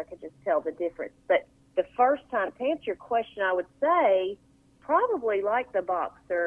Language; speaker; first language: English; native; English